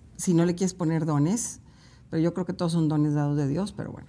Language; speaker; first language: Spanish; native; Spanish